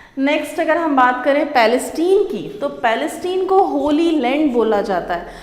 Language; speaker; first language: Hindi; native; Hindi